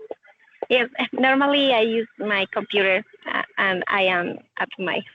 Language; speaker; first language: English; non-native, learner; Spanish